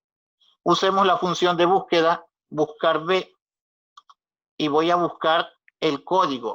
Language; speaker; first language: Spanish; native; Spanish